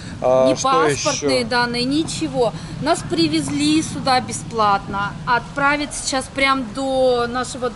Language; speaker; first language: Russian; native; Russian